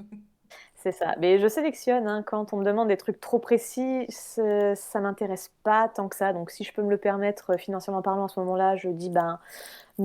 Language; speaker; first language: French; native; French